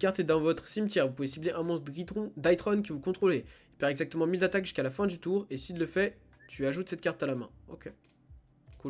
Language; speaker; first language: French; native; French